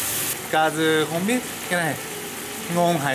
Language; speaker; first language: Vietnamese; non-native, learner; Japanese